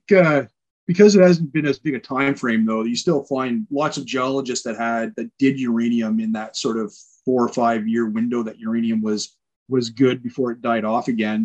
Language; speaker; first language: English; native; English